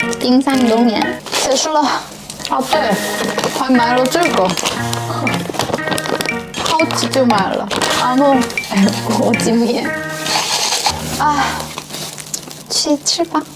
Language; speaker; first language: Chinese; non-native, learner; Korean